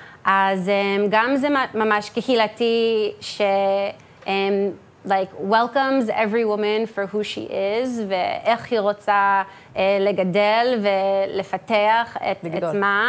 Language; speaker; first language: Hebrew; early bilingual, heritage; English